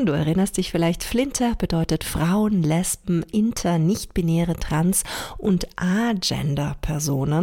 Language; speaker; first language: German; native; German